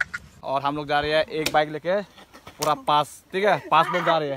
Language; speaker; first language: Hindi; non-native, local second language; Assamese